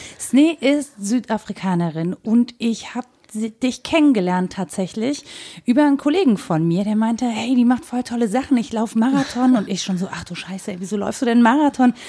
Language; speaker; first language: German; native; German